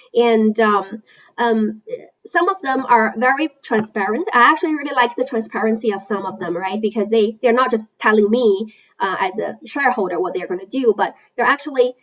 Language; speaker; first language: English; non-native, fluent; Chinese